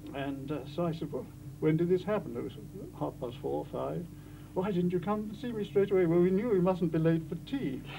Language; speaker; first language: English; native; English